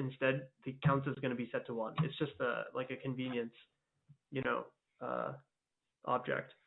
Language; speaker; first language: English; native; English